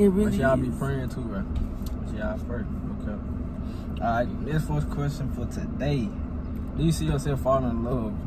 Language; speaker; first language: English; native; English